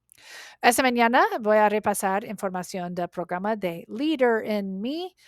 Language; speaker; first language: Spanish; non-native, learner; English